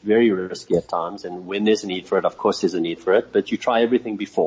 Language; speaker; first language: English; native; English